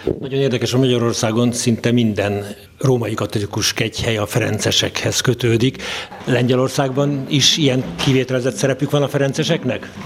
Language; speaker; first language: Hungarian; native; Hungarian